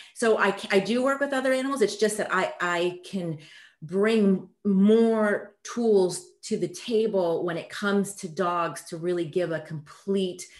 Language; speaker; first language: English; early bilingual, other home language; French